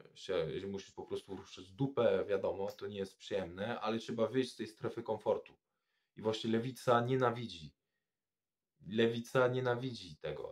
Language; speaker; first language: Polish; non-native, fluent; French